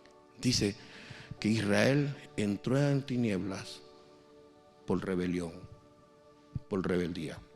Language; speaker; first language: Spanish; native; Spanish